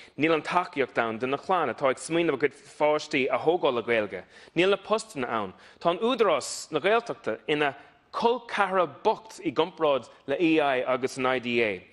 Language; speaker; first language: Irish; non-native, local second language; English